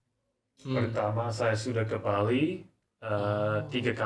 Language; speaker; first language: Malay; non-native, learner; English